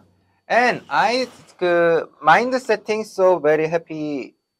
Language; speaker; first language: English; non-native, learner; Korean